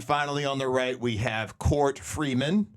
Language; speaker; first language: English; native; English